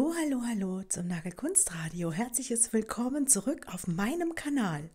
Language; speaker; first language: German; native; German